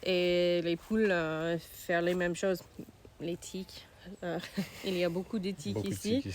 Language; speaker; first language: French; non-native, learner; English